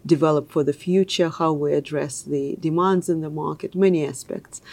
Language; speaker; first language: English; non-native, fluent; Russian